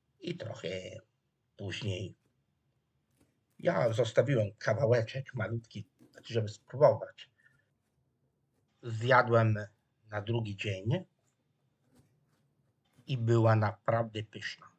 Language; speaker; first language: Polish; non-native, fluent; Italian